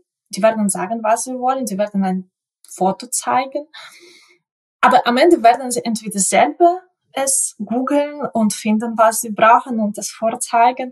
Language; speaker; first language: German; non-native, local second language; Ukrainian